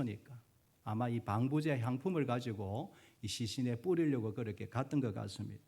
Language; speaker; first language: Korean; native; Korean